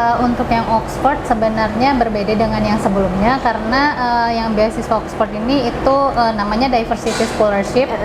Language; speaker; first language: Indonesian; native; Indonesian